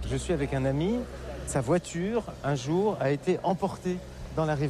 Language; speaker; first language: French; native; French